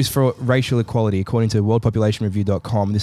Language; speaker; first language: English; native; English